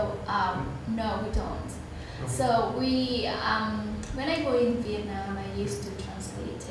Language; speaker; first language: English; non-native, fluent; Vietnamese